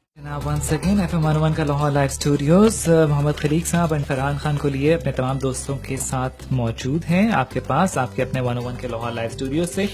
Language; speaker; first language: Urdu; non-native, local second language; Punjabi